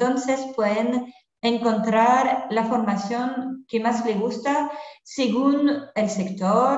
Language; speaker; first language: Spanish; non-native, fluent; French